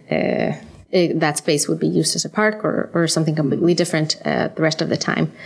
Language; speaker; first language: English; non-native, fluent; Swedish